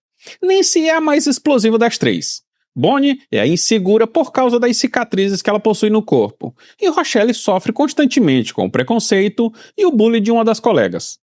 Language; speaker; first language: Portuguese; native; Portuguese